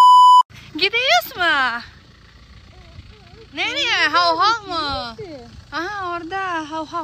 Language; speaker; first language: Turkish; non-native, learner; Filipino